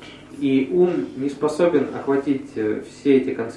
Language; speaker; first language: Russian; native; Russian